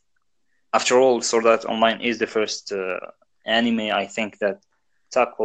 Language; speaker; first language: English; non-native, fluent; Arabic